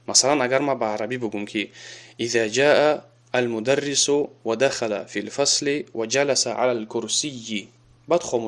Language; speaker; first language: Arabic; non-native, fluent; Tajik